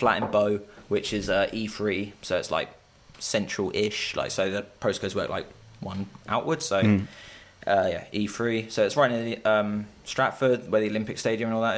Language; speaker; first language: English; native; English